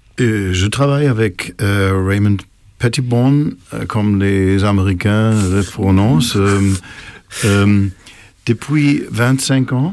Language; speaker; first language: French; non-native, fluent; German